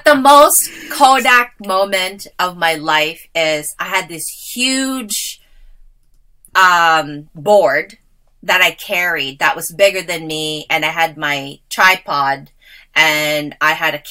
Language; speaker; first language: English; early bilingual, other home language; Filipino